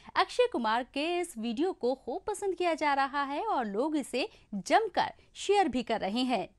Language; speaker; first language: Hindi; non-native, local second language; Kashmiri